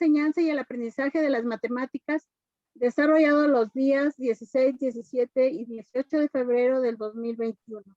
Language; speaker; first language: Spanish; native; Spanish